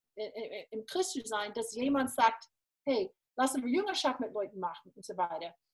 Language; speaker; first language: German; non-native, fluent; English